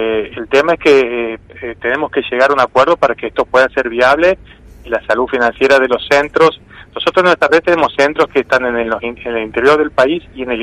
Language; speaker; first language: Spanish; native; Spanish